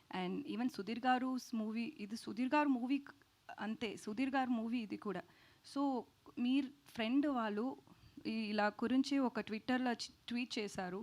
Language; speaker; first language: Telugu; non-native, learner; Tamil